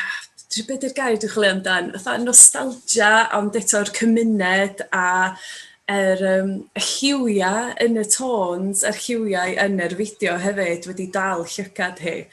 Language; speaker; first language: Welsh; native; Welsh